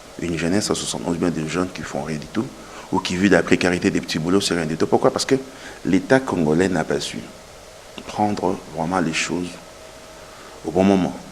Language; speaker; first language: French; non-native, local second language; Lingala